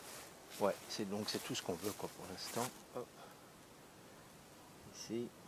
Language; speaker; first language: French; native; French